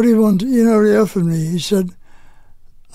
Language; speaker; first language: English; native; English